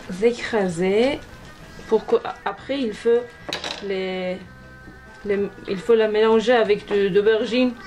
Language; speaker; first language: French; non-native, fluent; Persian